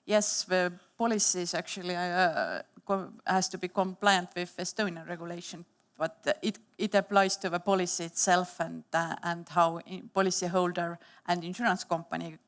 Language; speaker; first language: English; non-native, fluent; Estonian